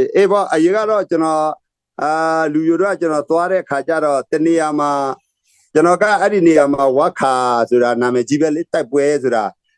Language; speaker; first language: Burmese; non-native, local second language; S'gaw Karen